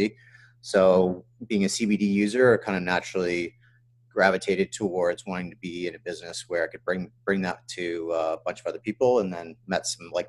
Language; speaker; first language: English; native; English